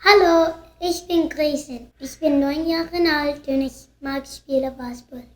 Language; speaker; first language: German; early bilingual, other home language; English